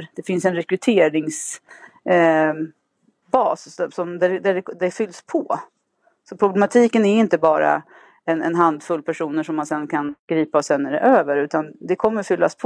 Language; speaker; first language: Swedish; native; Swedish